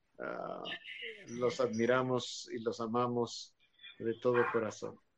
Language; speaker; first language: Spanish; non-native, fluent; Hebrew